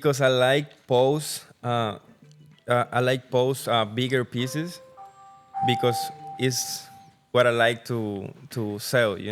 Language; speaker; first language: English; non-native, learner; Spanish